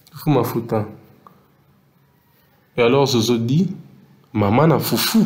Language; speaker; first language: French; non-native, local second language; Lingala